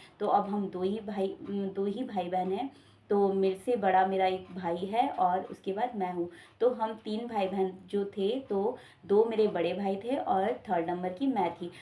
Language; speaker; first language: Hindi; native; Hindi